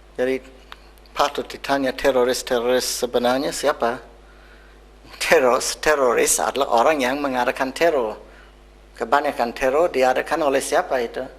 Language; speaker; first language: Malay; non-native, fluent; English